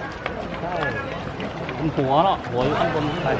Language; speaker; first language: Thai; non-native, learner; Hmong